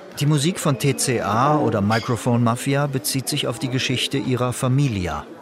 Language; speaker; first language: German; native; German